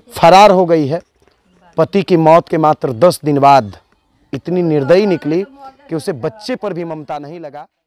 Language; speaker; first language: Hindi; native; Hindi